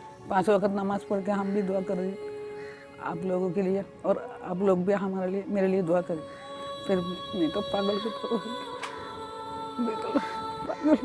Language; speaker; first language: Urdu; non-native, local second language; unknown